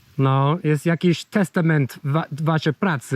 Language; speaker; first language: Polish; non-native, fluent; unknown